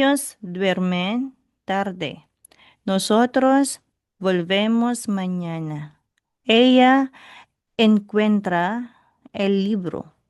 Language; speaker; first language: Spanish; non-native, learner; Filipino